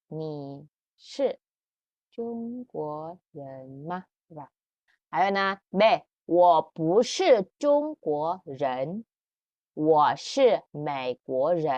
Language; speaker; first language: Chinese; non-native, fluent; Indonesian